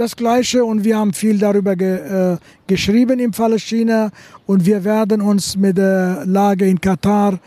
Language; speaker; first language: German; non-native, fluent; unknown